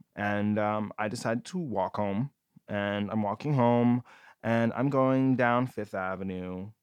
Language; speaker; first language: English; native; English